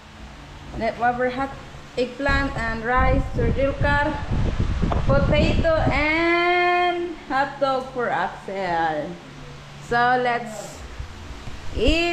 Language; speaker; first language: English; non-native, local second language; Cebuano